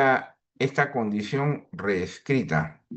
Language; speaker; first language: Spanish; native; Spanish